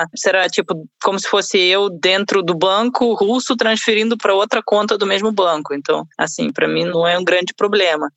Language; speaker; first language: Portuguese; non-native, fluent; Russian